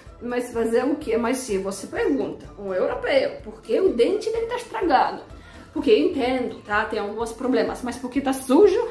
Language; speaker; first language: Portuguese; non-native, fluent; Polish